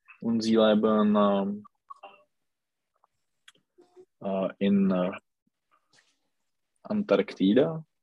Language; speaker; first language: German; non-native, learner; Czech